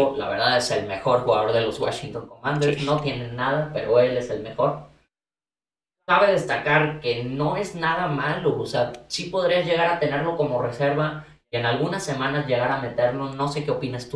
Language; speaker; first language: Spanish; native; Spanish